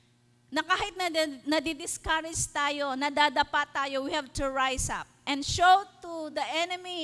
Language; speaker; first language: Filipino; native; Filipino